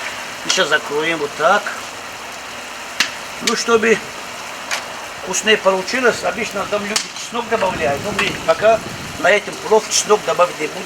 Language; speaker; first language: Russian; non-native, local second language; Tajik